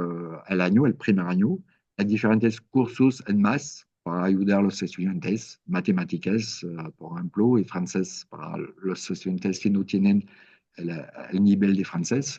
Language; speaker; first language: Spanish; non-native, learner; French